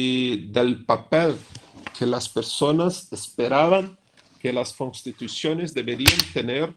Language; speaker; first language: Spanish; non-native, fluent; Portuguese